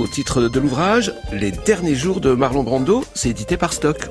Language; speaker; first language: French; native; French